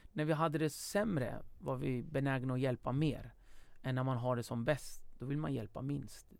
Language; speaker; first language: Swedish; early bilingual, other home language; Kurdish